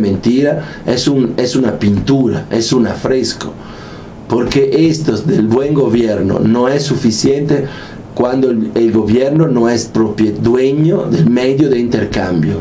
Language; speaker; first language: Spanish; non-native, fluent; Italian